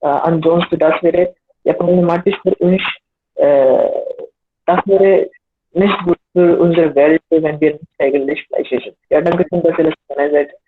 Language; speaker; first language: German; non-native, learner; Hindi